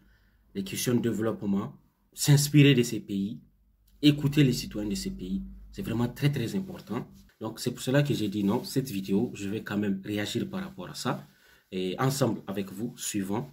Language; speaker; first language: French; non-native, local second language; Hausa